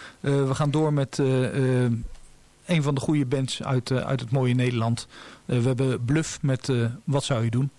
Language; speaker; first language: Dutch; native; Dutch